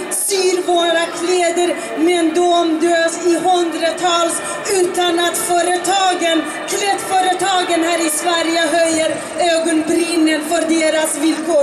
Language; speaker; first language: Swedish; non-native, fluent; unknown